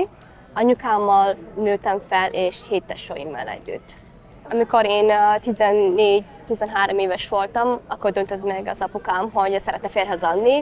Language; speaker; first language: Hungarian; non-native, fluent; Somali